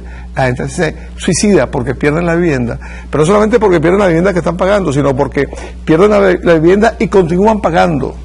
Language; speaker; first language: Spanish; native; Spanish